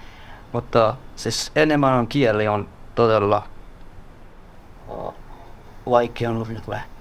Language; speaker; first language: Finnish; non-native, learner; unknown